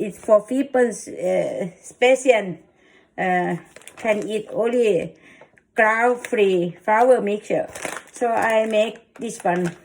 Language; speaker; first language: English; non-native, learner; Thai